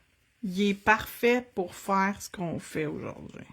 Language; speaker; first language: French; native; French